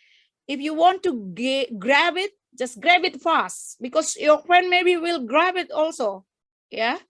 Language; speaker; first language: English; non-native, fluent; Indonesian